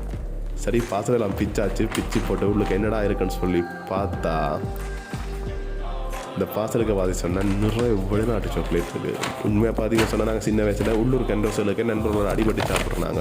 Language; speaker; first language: Tamil; native; Tamil